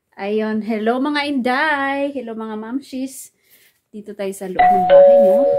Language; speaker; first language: Filipino; non-native, local second language; Cebuano